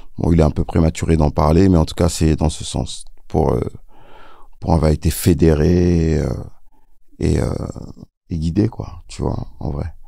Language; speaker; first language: French; early bilingual, other home language; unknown